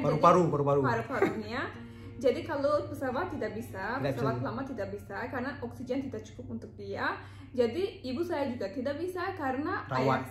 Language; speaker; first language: Indonesian; non-native, learner; Turkish